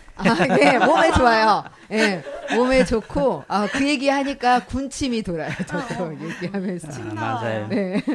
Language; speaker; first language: Korean; native; Korean